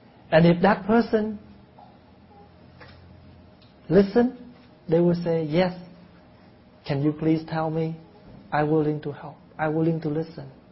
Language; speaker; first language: English; non-native, fluent; Vietnamese